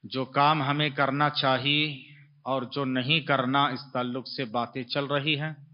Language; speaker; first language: Urdu; native; Urdu